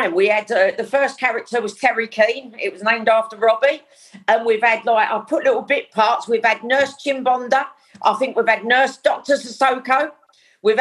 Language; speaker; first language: English; native; English